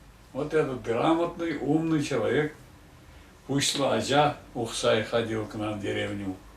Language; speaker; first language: Russian; non-native, local second language; Tatar